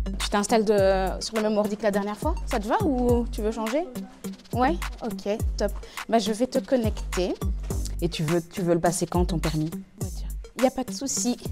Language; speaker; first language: French; native; French